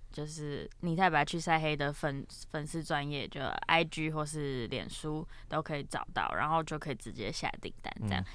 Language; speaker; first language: Chinese; native; Chinese